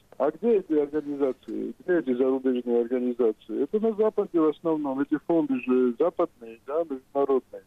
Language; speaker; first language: Russian; non-native, local second language; Georgian